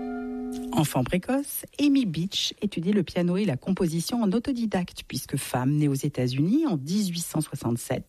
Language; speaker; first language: French; native; French